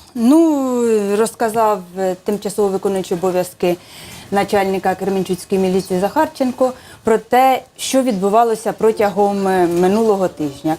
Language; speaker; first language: Ukrainian; native; Ukrainian